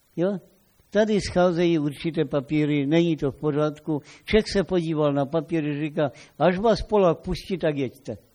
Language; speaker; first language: Czech; native; Czech